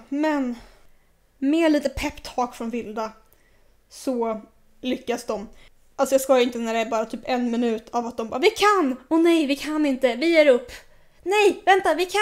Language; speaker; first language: Swedish; native; Swedish